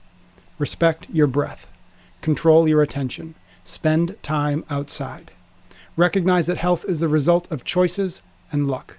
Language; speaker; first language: English; native; English